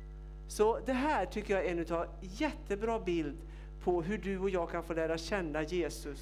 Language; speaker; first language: Swedish; native; Swedish